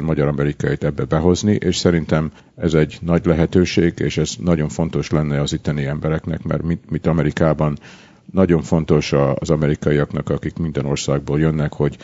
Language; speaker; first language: Hungarian; early bilingual, heritage; Hungarian